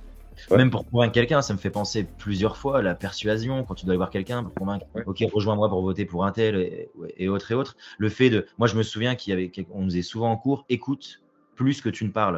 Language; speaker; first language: French; native; French